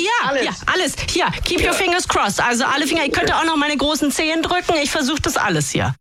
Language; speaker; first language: German; native; German